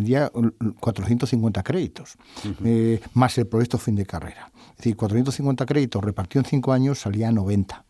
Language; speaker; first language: Spanish; native; Spanish